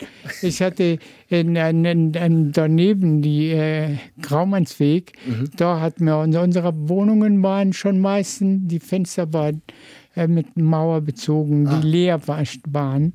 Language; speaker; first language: German; non-native, fluent; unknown